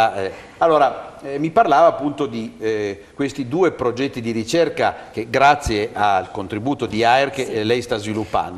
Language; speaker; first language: Italian; native; Italian